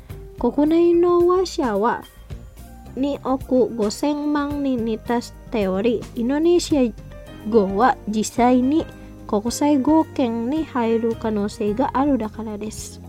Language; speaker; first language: Japanese; non-native, fluent; Indonesian